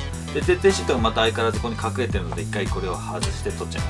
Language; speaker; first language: Japanese; native; Japanese